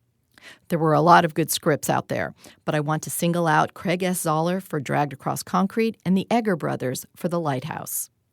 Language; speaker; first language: English; native; English